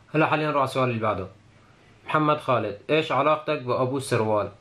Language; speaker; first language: Arabic; non-native, local second language; Kurdish